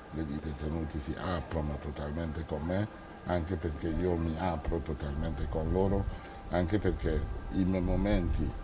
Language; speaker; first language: Italian; non-native, fluent; French